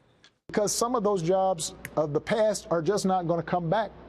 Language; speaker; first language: English; native; English